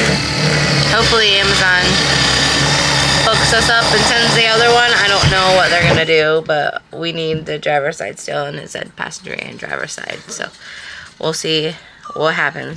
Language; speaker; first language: English; native; English